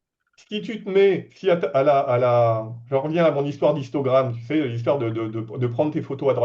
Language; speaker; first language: French; native; French